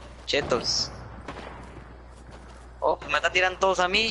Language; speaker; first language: Spanish; early bilingual, heritage; Spanish